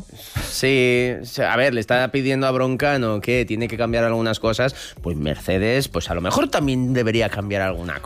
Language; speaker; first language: Spanish; native; Spanish